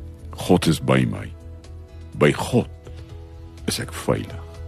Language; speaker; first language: English; non-native, local second language; Afrikaans